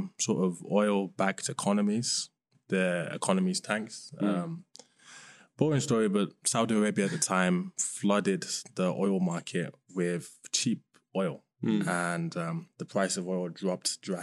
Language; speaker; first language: English; native; English